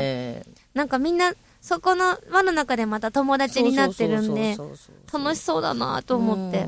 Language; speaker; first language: Japanese; native; Japanese